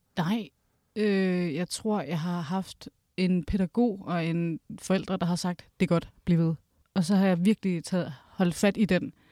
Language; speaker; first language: Danish; early bilingual, other home language; Kurdish